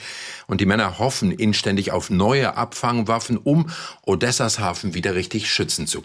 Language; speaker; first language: German; native; German